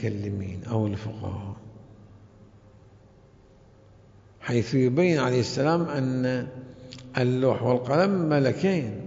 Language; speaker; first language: Arabic; native; Arabic